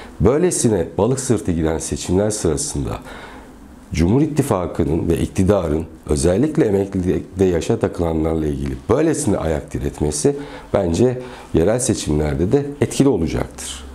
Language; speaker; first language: Turkish; native; Turkish